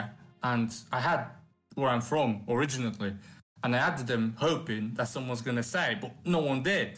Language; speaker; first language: English; non-native, fluent; Romanian